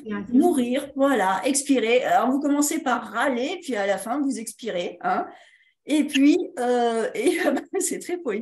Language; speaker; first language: French; native; French